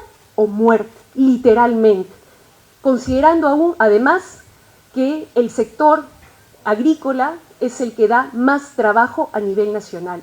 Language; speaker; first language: Spanish; native; Spanish